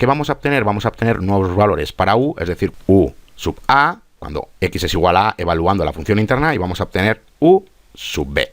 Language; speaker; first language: Spanish; native; Spanish